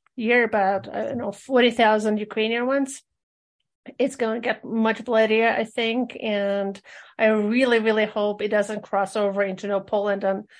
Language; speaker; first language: English; early bilingual, other home language; Russian